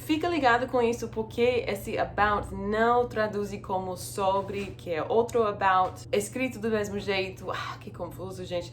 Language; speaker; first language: Portuguese; non-native, fluent; English